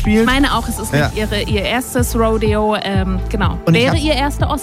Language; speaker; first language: German; native; German